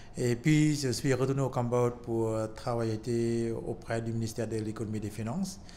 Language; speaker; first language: French; non-native, fluent; Khmer